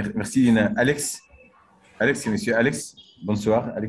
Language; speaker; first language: French; non-native, fluent; Arabic